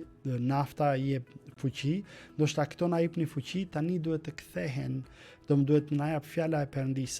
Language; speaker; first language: Albanian; native; Albanian